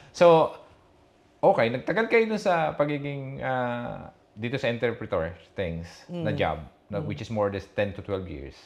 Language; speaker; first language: Filipino; native; Filipino